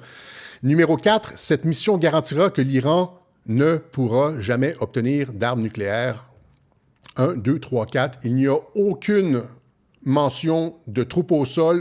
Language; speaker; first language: French; native; French